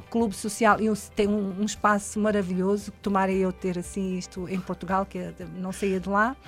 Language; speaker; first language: Portuguese; native; Portuguese